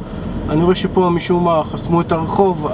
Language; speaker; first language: Hebrew; native; Hebrew